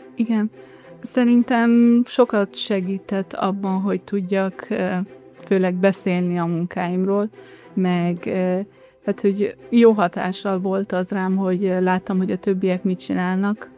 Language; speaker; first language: Hungarian; early bilingual, heritage; Hungarian